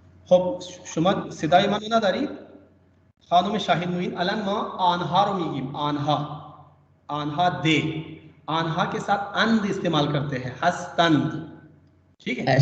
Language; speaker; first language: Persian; non-native, fluent; Urdu